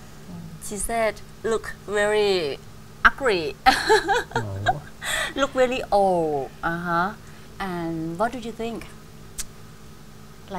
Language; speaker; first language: English; non-native, learner; Thai